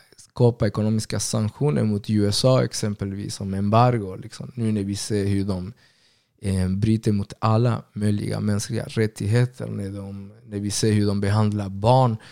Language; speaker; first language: Swedish; early bilingual, other home language; Spanish